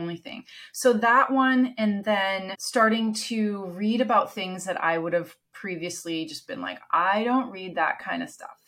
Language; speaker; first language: English; non-native, fluent; Italian